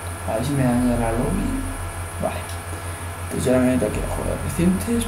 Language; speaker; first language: Spanish; native; Spanish